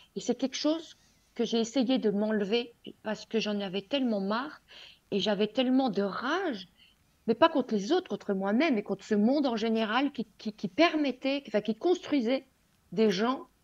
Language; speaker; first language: French; native; French